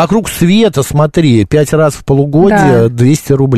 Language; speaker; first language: Russian; native; Russian